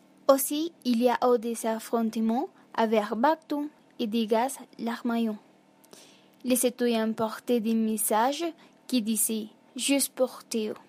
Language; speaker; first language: French; non-native, learner; Spanish